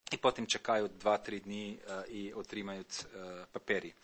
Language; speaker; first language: Ukrainian; non-native, learner; Slovenian